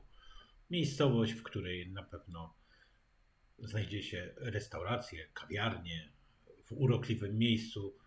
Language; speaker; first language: Polish; native; Polish